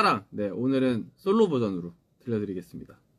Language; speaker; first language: Korean; native; Korean